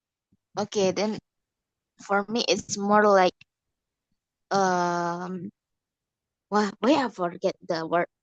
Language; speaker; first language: English; non-native, learner; Indonesian